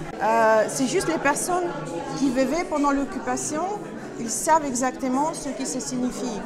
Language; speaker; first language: French; non-native, fluent; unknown